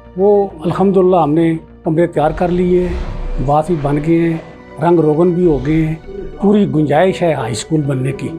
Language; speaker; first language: Urdu; non-native, local second language; Punjabi